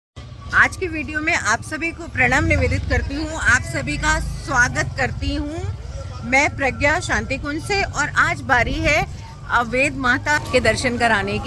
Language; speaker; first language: Hindi; native; Hindi